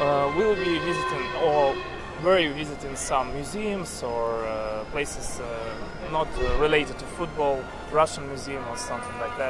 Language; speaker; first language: English; non-native, learner; Russian